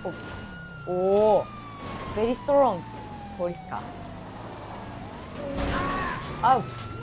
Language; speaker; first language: English; non-native, learner; Japanese